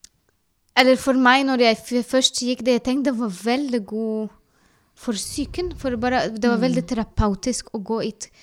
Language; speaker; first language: Norwegian; non-native, learner; Arabic